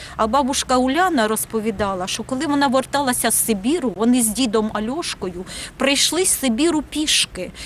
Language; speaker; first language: Ukrainian; native; Ukrainian